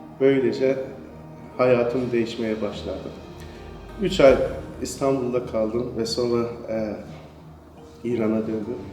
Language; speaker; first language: Turkish; non-native, fluent; Persian